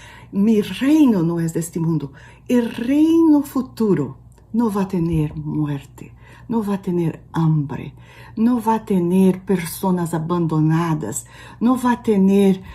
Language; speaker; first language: Spanish; non-native, local second language; Portuguese